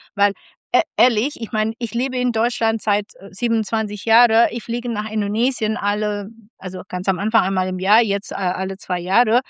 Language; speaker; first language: German; non-native, fluent; Indonesian